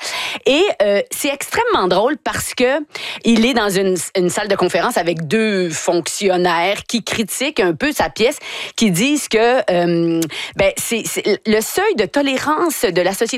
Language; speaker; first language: French; native; French